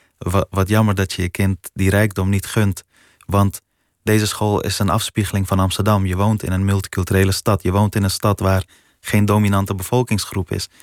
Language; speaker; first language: Dutch; early bilingual, other home language; Persian